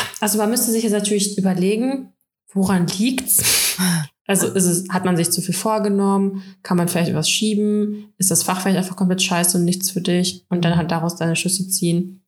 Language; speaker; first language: German; early bilingual, other home language; Russian